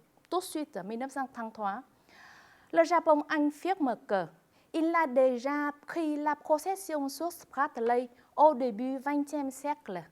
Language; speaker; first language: French; non-native, fluent; Vietnamese